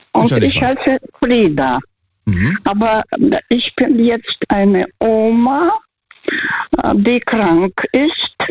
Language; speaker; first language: German; non-native, local second language; Russian